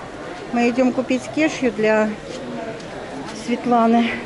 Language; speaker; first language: Russian; native; Russian